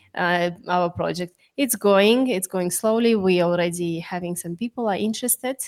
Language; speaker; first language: English; non-native, fluent; Russian